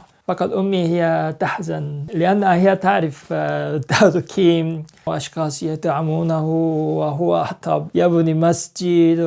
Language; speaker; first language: Arabic; non-native, learner; Korean